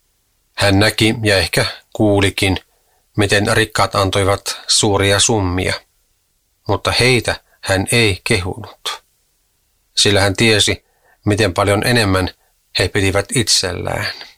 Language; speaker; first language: Finnish; native; Finnish